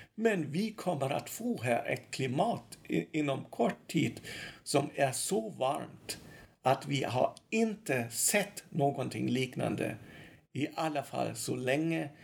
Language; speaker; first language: Swedish; non-native, fluent; German